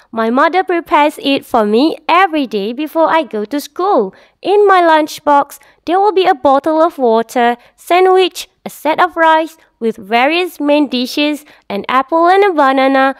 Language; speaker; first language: English; non-native, local second language; Malay